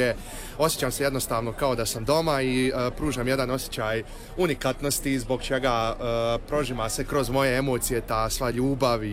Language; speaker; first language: Serbian; native; Serbian